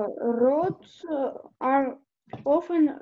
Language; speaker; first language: English; non-native, learner; Russian